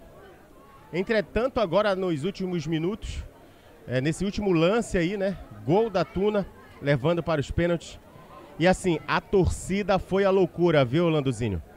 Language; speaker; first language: Portuguese; native; Portuguese